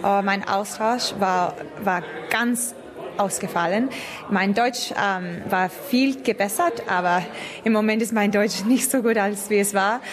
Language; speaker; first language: German; non-native, learner; English